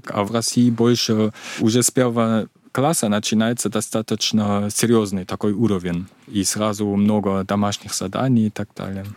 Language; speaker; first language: Russian; non-native, fluent; German